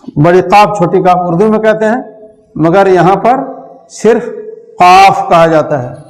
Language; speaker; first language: Hindi; native; Hindi